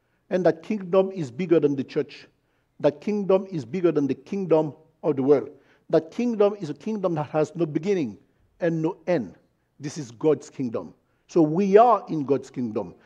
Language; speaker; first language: English; non-native, fluent; Haitian Creole